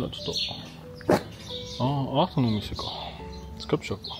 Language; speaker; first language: Japanese; non-native, learner; French